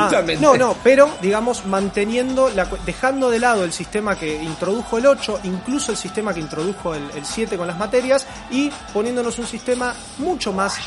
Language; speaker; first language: Spanish; native; Spanish